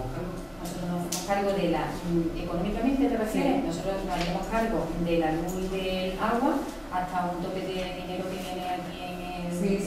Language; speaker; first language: Spanish; native; Spanish